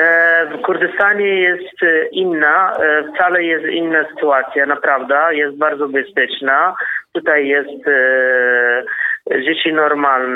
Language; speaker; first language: Polish; non-native, learner; Kurdish